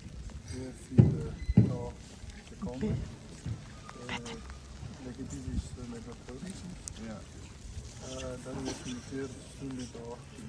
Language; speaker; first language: German; non-native, learner; Tibetan